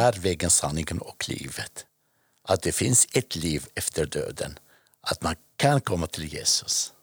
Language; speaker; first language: Swedish; non-native, fluent; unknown